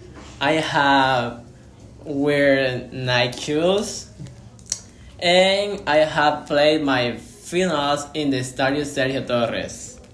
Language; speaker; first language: English; non-native, learner; Spanish